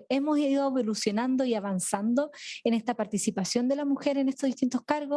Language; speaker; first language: Spanish; native; Spanish